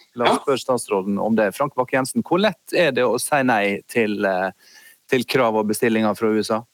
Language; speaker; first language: Norwegian; native; Norwegian